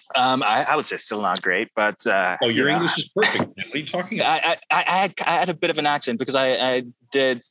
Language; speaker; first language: English; non-native, local second language; Urdu